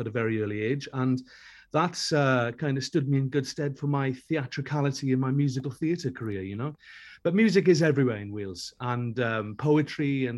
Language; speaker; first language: English; native; English